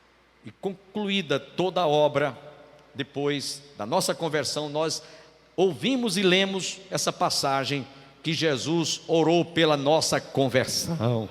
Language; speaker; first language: Portuguese; native; Portuguese